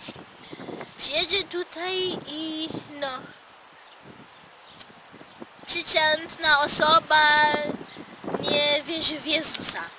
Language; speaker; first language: Polish; non-native, fluent; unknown